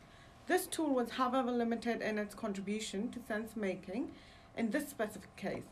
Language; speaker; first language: English; native; English